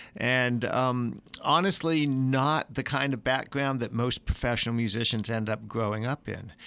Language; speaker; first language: English; native; English